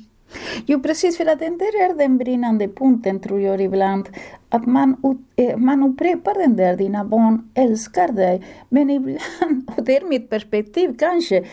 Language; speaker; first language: Swedish; non-native, fluent; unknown